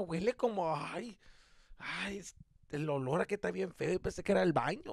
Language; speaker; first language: Spanish; early bilingual, heritage; Spanish